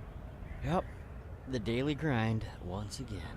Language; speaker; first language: English; native; English